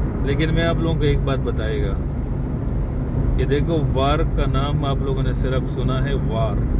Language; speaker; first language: Hindi; non-native, local second language; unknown